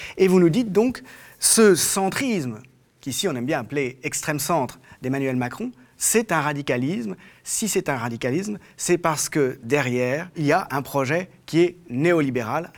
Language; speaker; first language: French; native; French